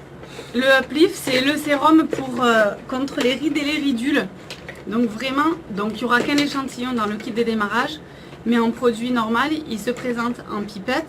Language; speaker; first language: French; native; French